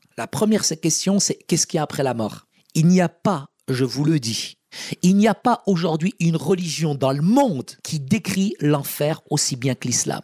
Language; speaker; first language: French; early bilingual, other home language; Arabic